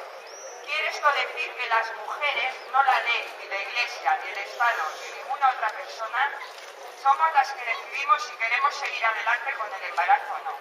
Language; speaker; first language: Spanish; native; Spanish